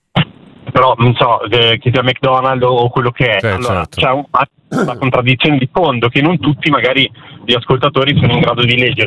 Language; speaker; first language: Italian; native; Italian